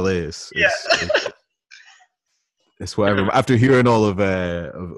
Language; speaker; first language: English; native; English